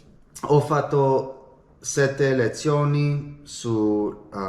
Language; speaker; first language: Italian; non-native, learner; English